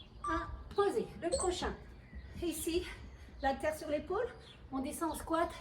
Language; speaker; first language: French; native; French